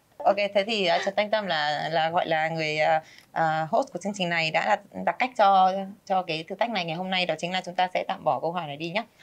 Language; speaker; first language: Vietnamese; early bilingual, other home language; Spanish